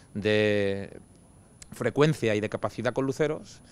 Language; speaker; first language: Spanish; native; Spanish